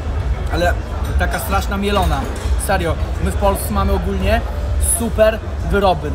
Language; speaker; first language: Polish; native; Polish